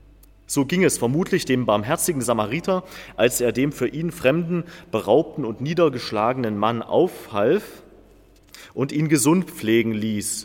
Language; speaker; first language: German; native; German